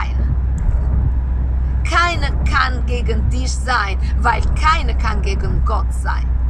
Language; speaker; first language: German; non-native, learner; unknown